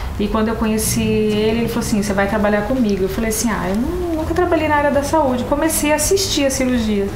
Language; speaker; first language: Portuguese; native; Portuguese